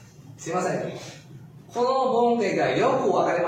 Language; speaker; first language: Japanese; non-native, fluent; Filipino